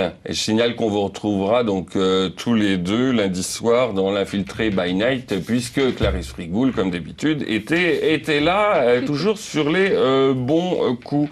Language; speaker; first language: French; native; French